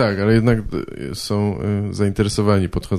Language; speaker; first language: Polish; native; Polish